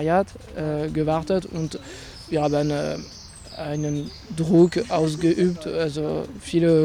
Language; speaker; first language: German; non-native, fluent; French